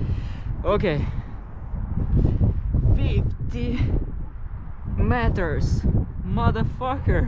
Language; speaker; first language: English; non-native, learner; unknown